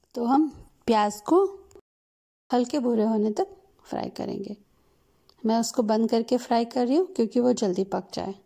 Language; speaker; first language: Hindi; non-native, local second language; Telugu